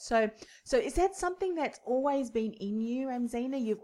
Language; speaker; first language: English; native; English